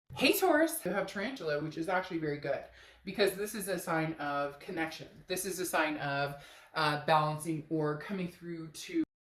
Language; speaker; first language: English; native; English